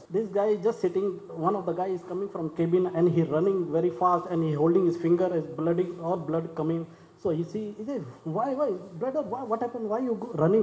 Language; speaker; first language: English; non-native, learner; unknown